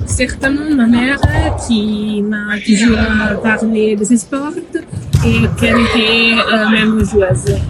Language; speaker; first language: French; non-native, learner; Italian